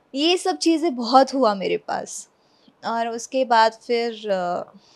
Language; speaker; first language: Hindi; non-native, local second language; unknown